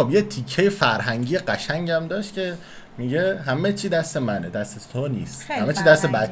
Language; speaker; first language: Persian; native; Persian